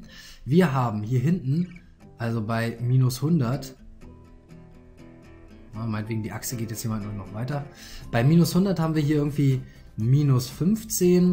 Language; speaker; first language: German; native; German